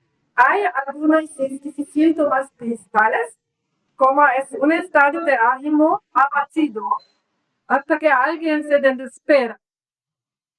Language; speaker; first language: Spanish; non-native, learner; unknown